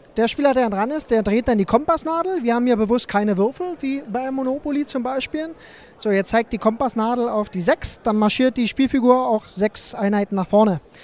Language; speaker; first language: German; native; German